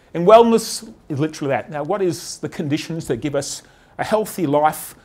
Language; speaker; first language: English; native; English